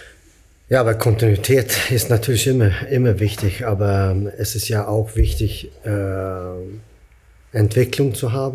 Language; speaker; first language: German; non-native, fluent; Swedish